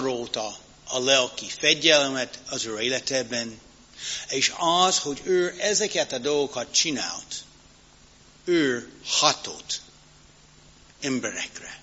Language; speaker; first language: Hungarian; non-native, learner; English